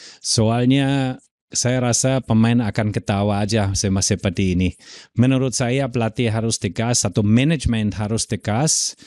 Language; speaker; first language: Indonesian; non-native, fluent; German